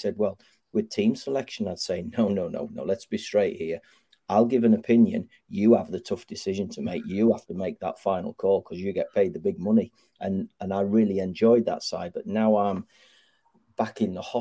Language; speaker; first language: English; native; English